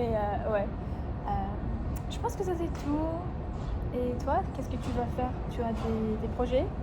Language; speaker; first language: French; non-native, learner; English